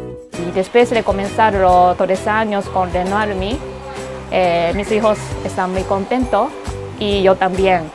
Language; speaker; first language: Spanish; non-native, learner; Japanese